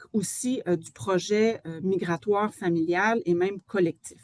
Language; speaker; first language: French; native; French